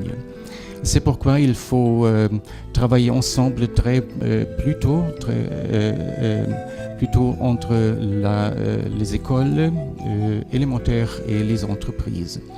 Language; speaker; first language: French; non-native, fluent; German